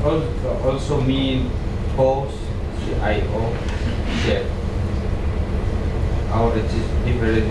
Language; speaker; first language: English; non-native, learner; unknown